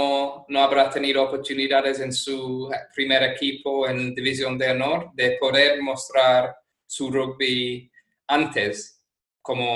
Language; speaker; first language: Spanish; non-native, fluent; English